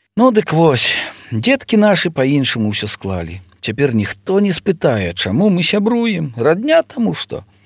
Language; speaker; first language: Belarusian; native; Belarusian